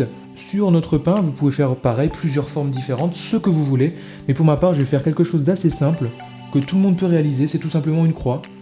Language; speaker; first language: French; native; French